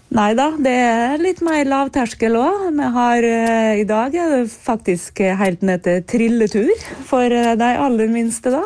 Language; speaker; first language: Norwegian; native; Norwegian